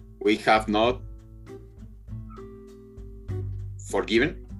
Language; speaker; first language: English; non-native, learner; Spanish